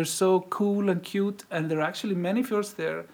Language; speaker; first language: English; non-native, fluent; Icelandic